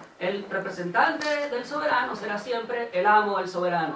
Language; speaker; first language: Spanish; native; Spanish